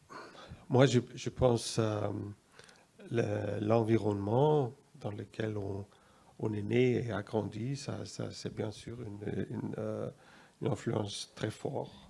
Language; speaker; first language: French; non-native, fluent; German